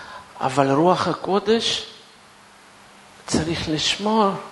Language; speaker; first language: Hebrew; non-native, fluent; Russian